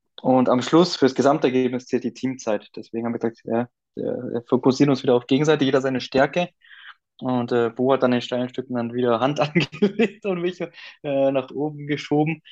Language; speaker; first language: German; native; German